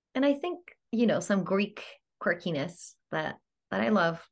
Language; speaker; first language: English; non-native, fluent; Greek